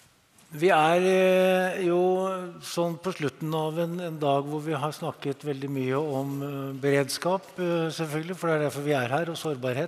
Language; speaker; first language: Norwegian; native; Norwegian